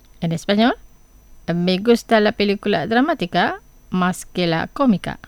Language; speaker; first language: Spanish; non-native, fluent; Indonesian